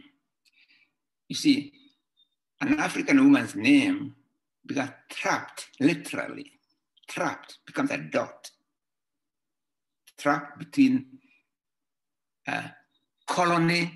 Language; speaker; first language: English; non-native, local second language; Kikuyu